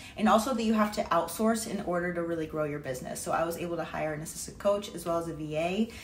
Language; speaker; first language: English; native; English